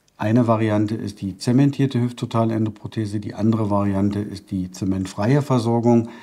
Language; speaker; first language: German; native; German